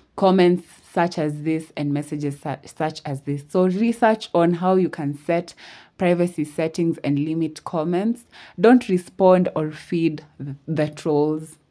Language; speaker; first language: English; non-native, local second language; Swahili